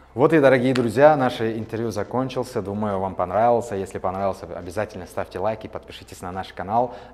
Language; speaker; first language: Russian; non-native, local second language; Uzbek